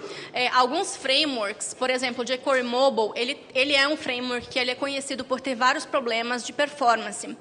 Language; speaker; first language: Portuguese; native; Portuguese